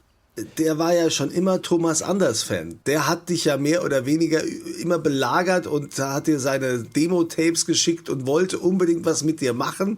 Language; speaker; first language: German; native; German